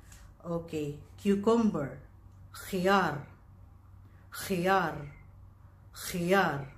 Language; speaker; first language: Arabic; non-native, fluent; Filipino